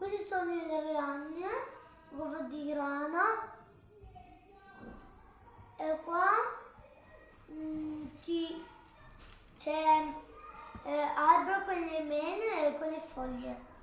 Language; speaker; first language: Italian; early bilingual, other home language; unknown